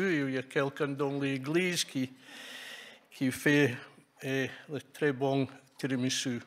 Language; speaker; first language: French; non-native, fluent; English